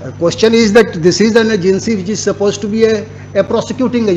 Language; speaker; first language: English; non-native, local second language; Hindi